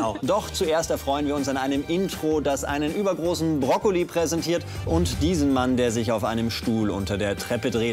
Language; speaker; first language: German; native; German